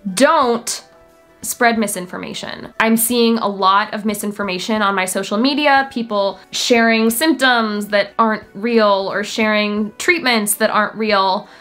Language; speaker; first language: English; native; English